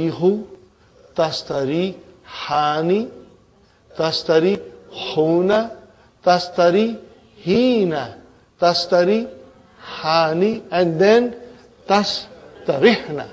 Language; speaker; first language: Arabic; non-native, fluent; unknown